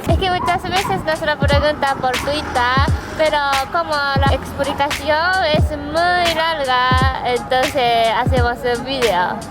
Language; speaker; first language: Spanish; non-native, learner; Japanese